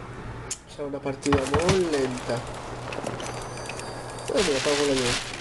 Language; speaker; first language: Spanish; non-native, local second language; Catalan